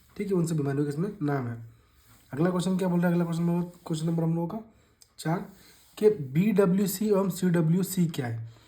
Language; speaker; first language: Hindi; native; Hindi